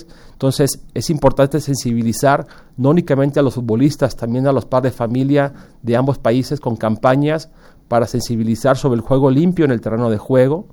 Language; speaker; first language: Spanish; native; Spanish